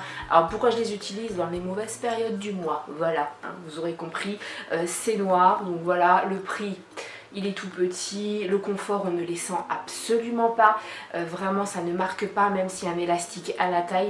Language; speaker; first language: French; native; French